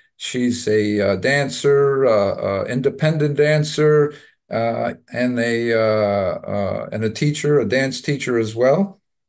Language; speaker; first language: English; native; English